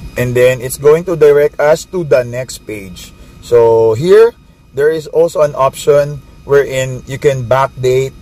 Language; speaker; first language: English; non-native, local second language; Filipino